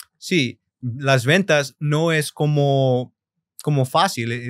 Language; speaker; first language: Spanish; early bilingual, other home language; English